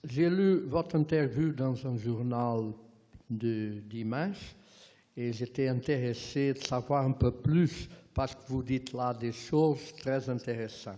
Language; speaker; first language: French; non-native, fluent; Portuguese